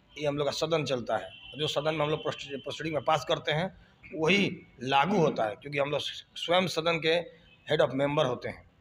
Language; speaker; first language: Hindi; native; Hindi